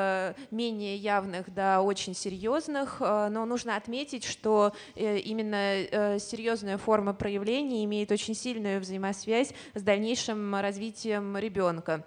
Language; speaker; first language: Russian; native; Russian